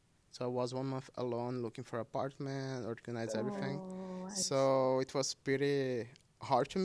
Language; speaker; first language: English; non-native, fluent; Portuguese